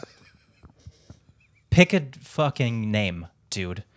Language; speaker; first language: English; early bilingual, other home language; Filipino